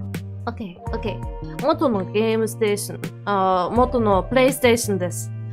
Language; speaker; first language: Japanese; non-native, learner; English